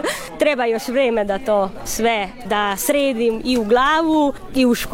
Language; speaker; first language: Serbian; non-native, local second language; Hungarian